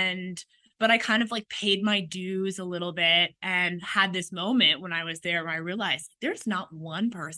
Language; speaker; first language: English; native; English